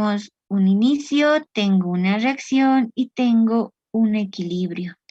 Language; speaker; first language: Spanish; native; Spanish